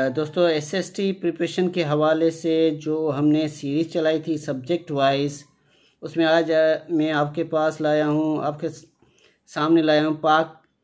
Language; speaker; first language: Urdu; non-native, local second language; Sindhi